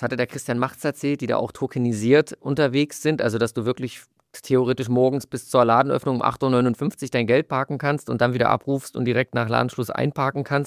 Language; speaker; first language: German; native; German